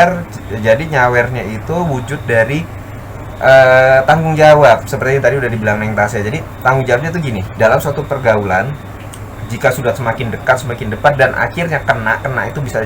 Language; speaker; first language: Indonesian; native; Indonesian